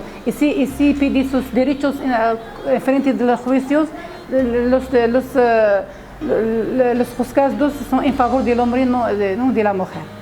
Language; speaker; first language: Spanish; non-native, fluent; Arabic